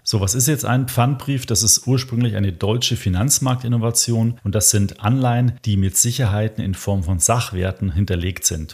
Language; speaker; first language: German; native; German